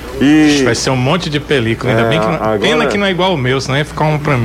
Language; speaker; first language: Portuguese; native; Portuguese